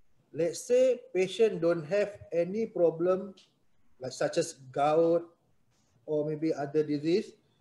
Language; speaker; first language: English; non-native, local second language; Malay